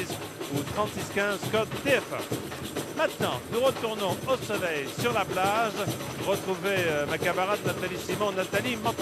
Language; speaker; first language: French; native; French